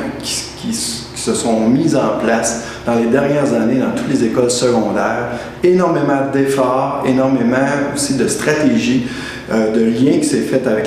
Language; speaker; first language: French; native; French